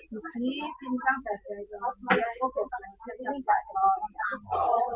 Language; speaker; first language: Cantonese; non-native, learner; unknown